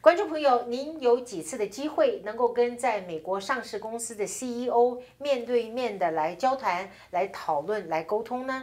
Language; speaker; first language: Chinese; native; Chinese